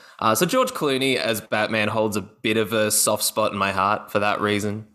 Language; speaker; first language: English; native; English